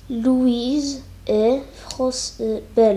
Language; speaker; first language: French; non-native, learner; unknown